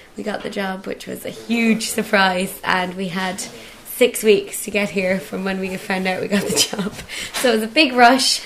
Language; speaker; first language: English; native; English